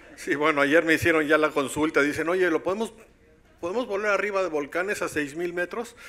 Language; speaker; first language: Spanish; native; Spanish